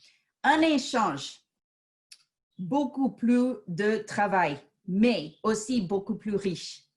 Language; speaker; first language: French; non-native, fluent; English